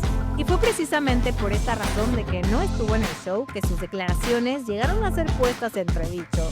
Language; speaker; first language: Spanish; native; Spanish